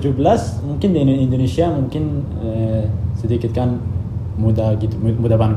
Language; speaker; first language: Indonesian; non-native, fluent; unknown